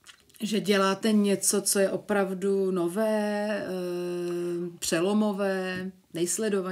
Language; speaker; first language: Czech; native; Czech